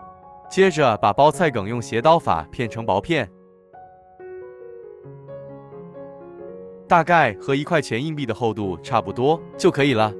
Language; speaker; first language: Chinese; native; Chinese